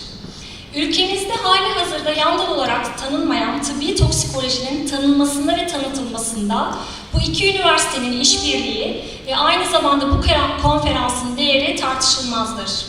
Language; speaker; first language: Turkish; native; Turkish